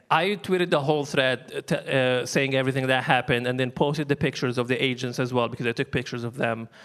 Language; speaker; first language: English; non-native, fluent; Arabic